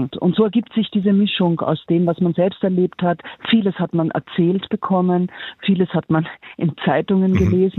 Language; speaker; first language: German; native; German